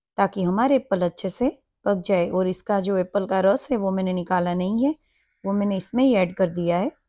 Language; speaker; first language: Hindi; non-native, local second language; Gujarati